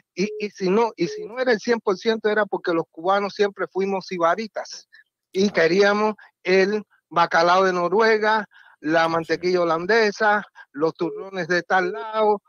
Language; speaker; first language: Spanish; native; Spanish